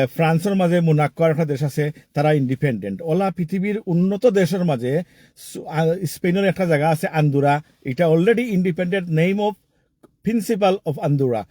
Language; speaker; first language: Bangla; early bilingual, heritage; Sylheti